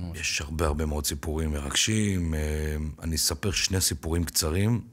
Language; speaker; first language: Hebrew; native; Hebrew